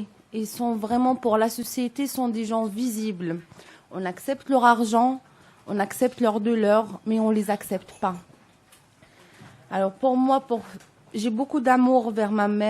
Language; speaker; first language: French; non-native, local second language; Arabic